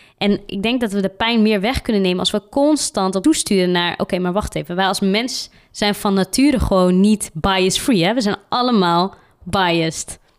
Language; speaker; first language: Dutch; early bilingual, other home language; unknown